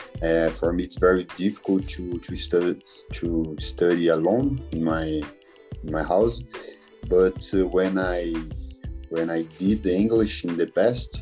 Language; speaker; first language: English; non-native, learner; Portuguese